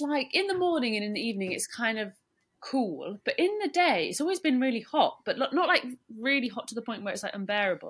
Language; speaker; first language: English; native; English